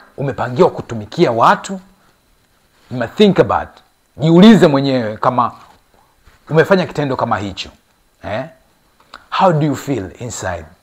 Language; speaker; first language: Swahili; native; Swahili